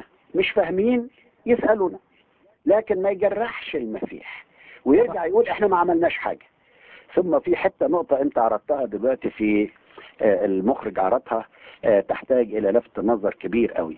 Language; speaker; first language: Arabic; native; Arabic